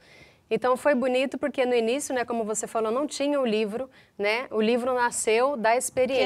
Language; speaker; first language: Portuguese; native; Portuguese